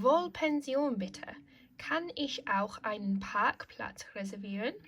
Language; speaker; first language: German; non-native, fluent; English